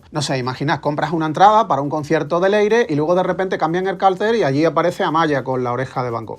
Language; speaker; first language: Spanish; native; Spanish